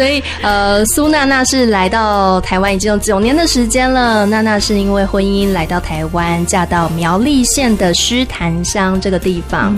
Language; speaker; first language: Chinese; native; Chinese